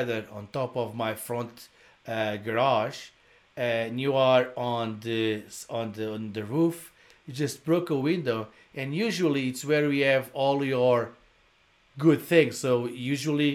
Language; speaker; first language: English; non-native, fluent; Portuguese